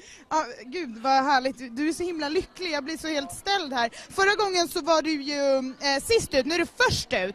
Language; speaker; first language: Swedish; native; Swedish